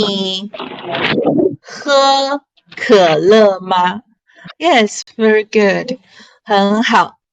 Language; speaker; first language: Chinese; non-native, fluent; English